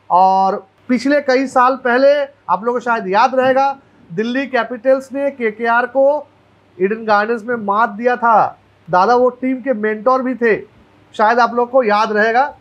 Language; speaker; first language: Hindi; non-native, local second language; Bangla